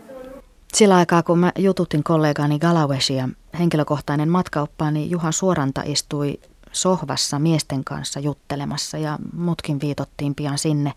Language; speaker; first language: Finnish; native; Finnish